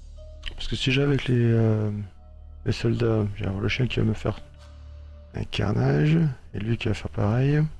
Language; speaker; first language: French; native; French